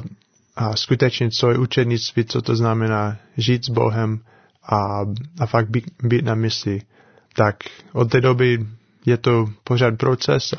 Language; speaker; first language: Czech; non-native, learner; English